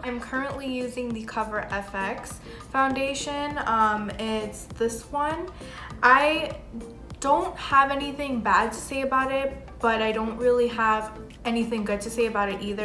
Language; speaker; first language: English; native; English